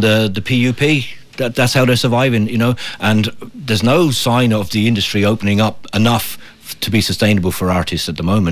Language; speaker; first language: English; native; English